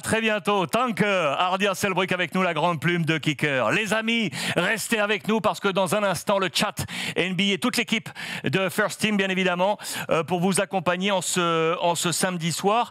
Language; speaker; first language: French; native; French